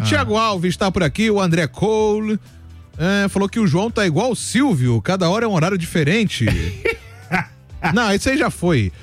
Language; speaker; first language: Portuguese; native; Portuguese